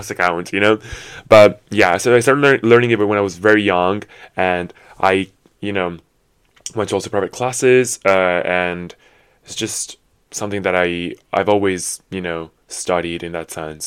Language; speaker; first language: English; non-native, fluent; Italian